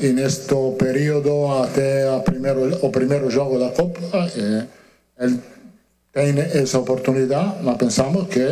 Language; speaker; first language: Portuguese; non-native, learner; Italian